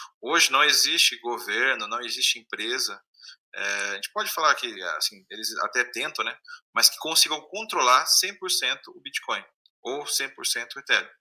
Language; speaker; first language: Portuguese; native; Portuguese